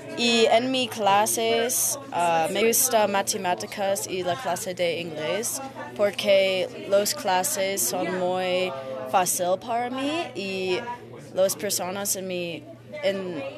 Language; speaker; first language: Spanish; non-native, learner; English